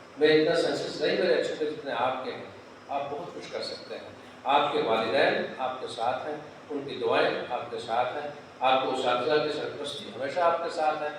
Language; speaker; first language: Urdu; native; Urdu